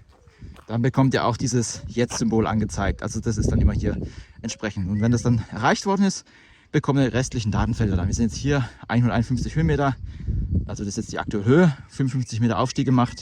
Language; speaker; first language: German; native; German